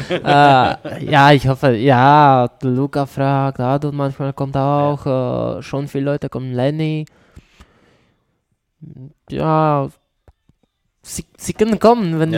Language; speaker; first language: German; non-native, learner; Czech